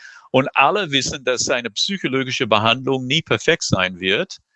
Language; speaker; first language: German; non-native, fluent; English